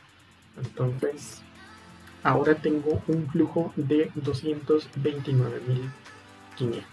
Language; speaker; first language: Spanish; native; Spanish